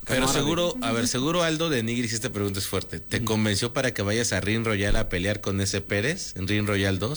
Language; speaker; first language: Spanish; native; Spanish